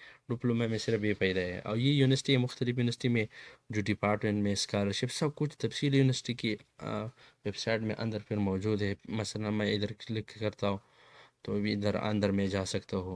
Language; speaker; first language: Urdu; non-native, local second language; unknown